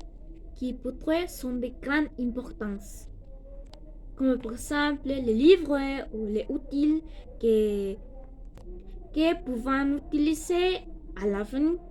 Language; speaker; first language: French; non-native, learner; Spanish